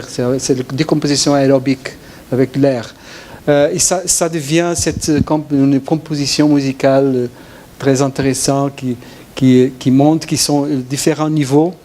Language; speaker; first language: French; non-native, fluent; Portuguese